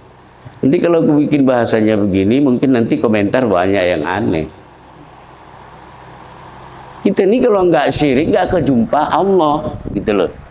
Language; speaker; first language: Indonesian; native; Indonesian